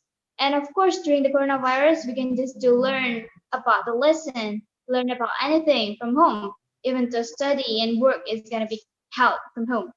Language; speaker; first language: English; non-native, learner; Indonesian